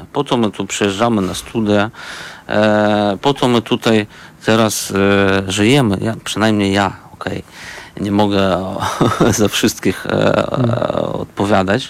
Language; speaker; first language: Polish; non-native, fluent; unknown